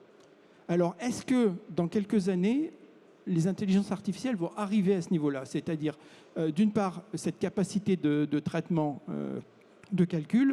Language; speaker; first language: French; native; French